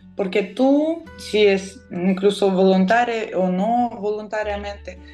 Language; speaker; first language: Spanish; non-native, fluent; Russian